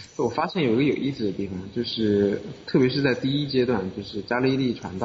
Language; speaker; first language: Chinese; native; Chinese